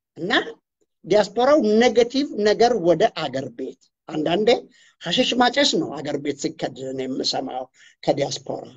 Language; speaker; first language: Amharic; non-native, local second language; Oromo